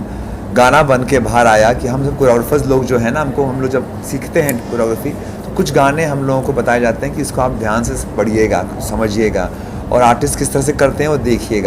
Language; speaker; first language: Hindi; native; Hindi